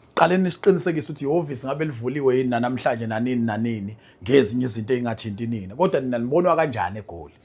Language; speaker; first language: Zulu; native; Zulu